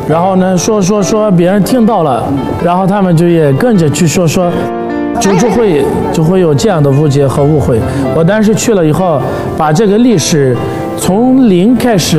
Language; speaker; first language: Chinese; non-native, fluent; Arabic